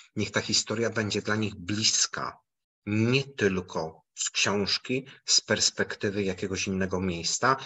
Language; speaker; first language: Polish; native; Polish